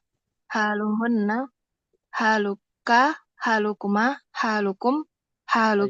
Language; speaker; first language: Arabic; non-native, learner; Indonesian